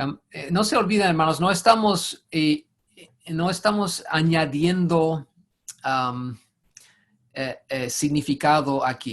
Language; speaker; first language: Spanish; non-native, fluent; English